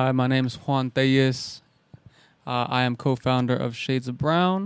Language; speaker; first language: English; native; English